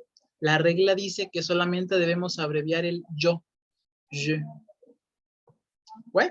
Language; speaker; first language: Spanish; native; Spanish